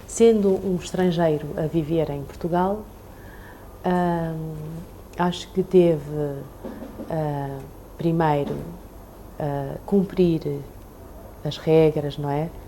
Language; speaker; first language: Portuguese; early bilingual, other home language; Chinese